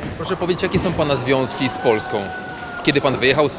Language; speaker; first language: Polish; native; Polish